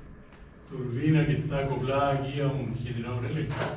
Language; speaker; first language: Spanish; native; Spanish